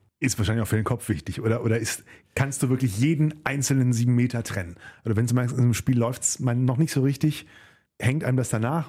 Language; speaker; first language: German; native; German